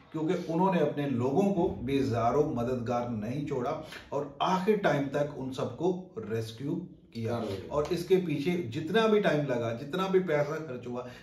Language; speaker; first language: Urdu; native; Urdu